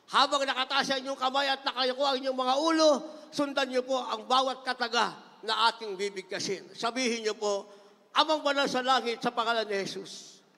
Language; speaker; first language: Filipino; native; Filipino